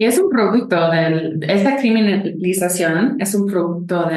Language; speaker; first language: Spanish; non-native, fluent; English